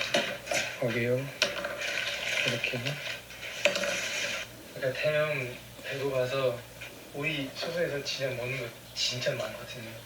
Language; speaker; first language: Korean; non-native, fluent; Chinese